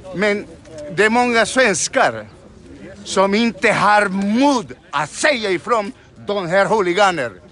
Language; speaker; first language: Swedish; non-native, fluent; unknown